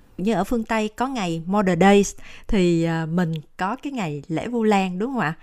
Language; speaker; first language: Vietnamese; native; Vietnamese